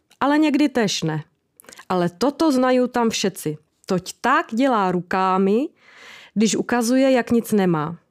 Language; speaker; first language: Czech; native; Czech